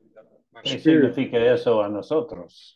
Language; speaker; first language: Spanish; non-native, learner; English